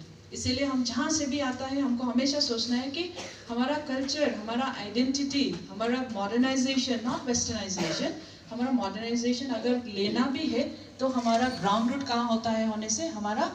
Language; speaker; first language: Hindi; non-native, local second language; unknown